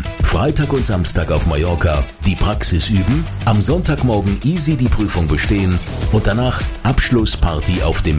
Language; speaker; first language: German; native; German